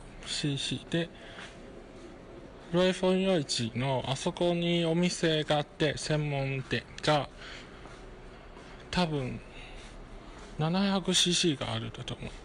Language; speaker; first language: Japanese; non-native, fluent; Chinese